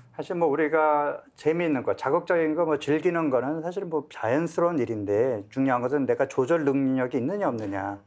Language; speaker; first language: Korean; native; Korean